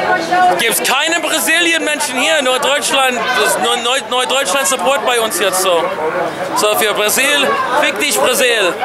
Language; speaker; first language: German; non-native, learner; English